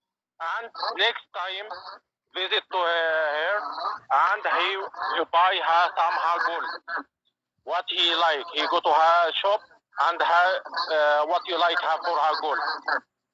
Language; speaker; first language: English; non-native, learner; Arabic